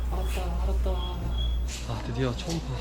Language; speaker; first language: Korean; native; Korean